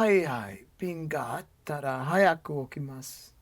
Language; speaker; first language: Japanese; non-native, learner; English